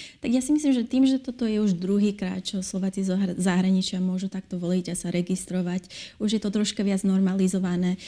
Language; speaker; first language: Slovak; early bilingual, heritage; Slovak